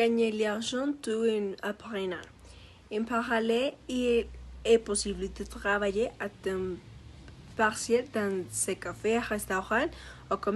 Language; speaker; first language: French; non-native, learner; Spanish